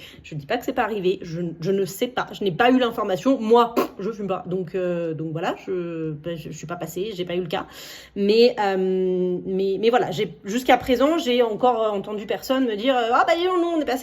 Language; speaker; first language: French; native; French